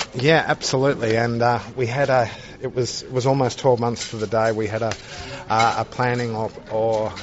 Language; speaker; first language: English; native; English